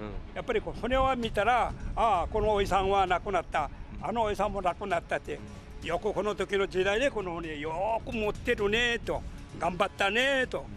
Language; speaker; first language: Japanese; native; Japanese